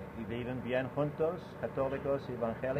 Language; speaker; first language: Spanish; non-native, learner; English